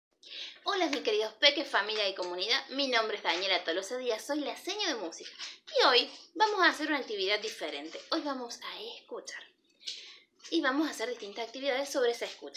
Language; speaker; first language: Spanish; native; Spanish